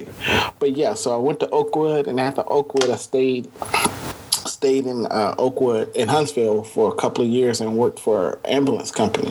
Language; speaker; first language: English; native; English